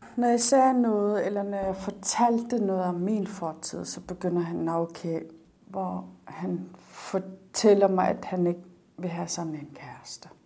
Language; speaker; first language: Danish; non-native, local second language; Kalaallisut